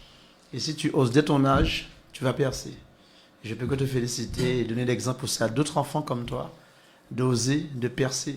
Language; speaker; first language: French; native; French